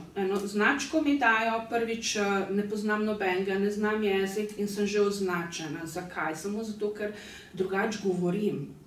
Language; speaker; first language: Slovenian; early bilingual, other home language; Bosnian